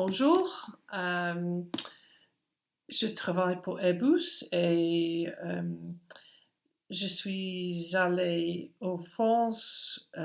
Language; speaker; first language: French; non-native, learner; English